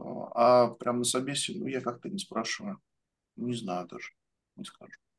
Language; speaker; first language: Russian; native; Russian